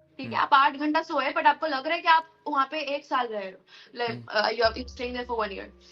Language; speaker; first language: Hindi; non-native, local second language; Bangla